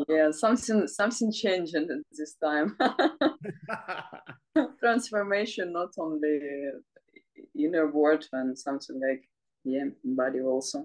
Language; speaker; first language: English; non-native, learner; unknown